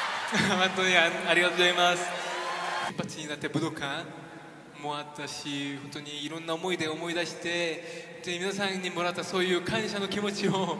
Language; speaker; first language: Japanese; non-native, fluent; Korean